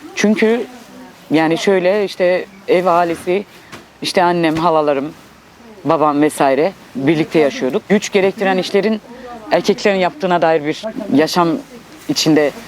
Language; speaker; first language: Turkish; native; Turkish